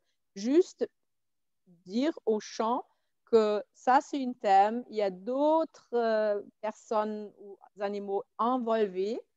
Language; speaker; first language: French; non-native, fluent; German